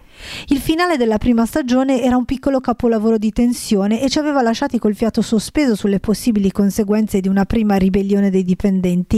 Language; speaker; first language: Italian; native; Italian